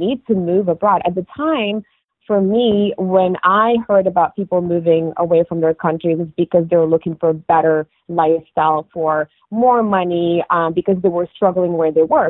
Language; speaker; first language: English; non-native, fluent; Arabic